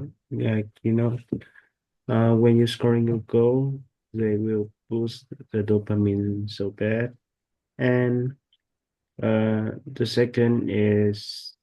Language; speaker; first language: English; non-native, learner; Vietnamese